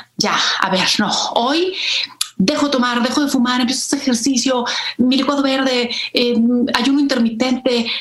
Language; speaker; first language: Spanish; early bilingual, other home language; Polish